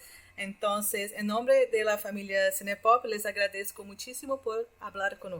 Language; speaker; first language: Spanish; non-native, fluent; Portuguese